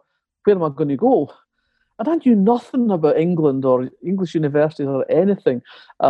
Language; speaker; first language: English; native; English